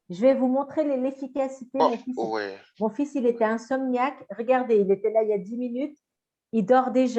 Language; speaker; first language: French; native; French